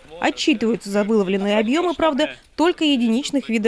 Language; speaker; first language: Russian; native; Russian